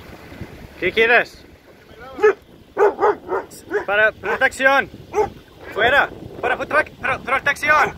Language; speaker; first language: Spanish; non-native, learner; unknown